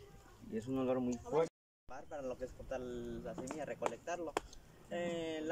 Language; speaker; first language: Spanish; native; Spanish